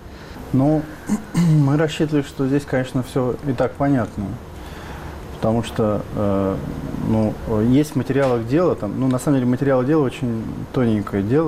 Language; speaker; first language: Russian; native; Russian